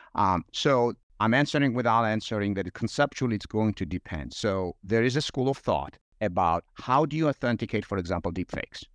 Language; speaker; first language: English; non-native, fluent; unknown